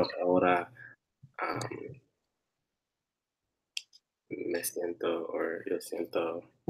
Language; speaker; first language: Spanish; non-native, learner; English